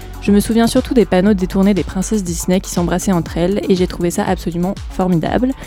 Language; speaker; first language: French; native; French